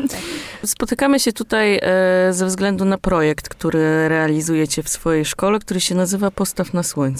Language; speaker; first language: Polish; native; Polish